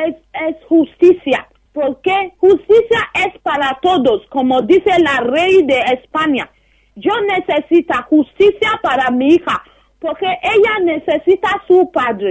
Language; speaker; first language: Spanish; non-native, learner; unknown